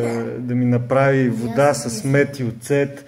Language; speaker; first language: Bulgarian; native; Bulgarian